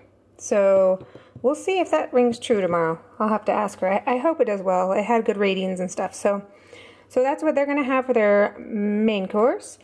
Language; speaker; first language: English; native; English